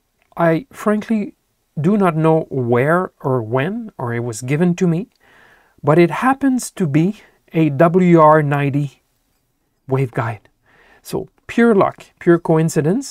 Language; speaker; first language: English; non-native, local second language; French